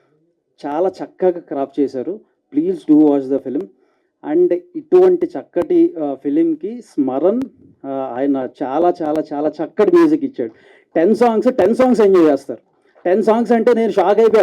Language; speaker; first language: Telugu; native; Telugu